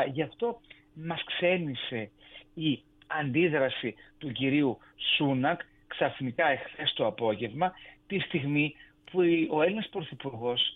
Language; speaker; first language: Greek; native; Greek